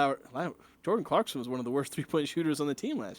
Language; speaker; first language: English; native; English